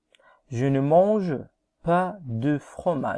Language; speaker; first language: French; non-native, fluent; Arabic